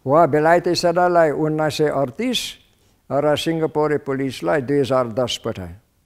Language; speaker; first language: Nepali; non-native, fluent; English